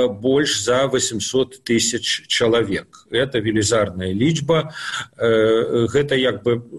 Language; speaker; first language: Belarusian; non-native, local second language; Russian